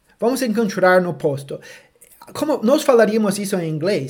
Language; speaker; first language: Portuguese; non-native, fluent; English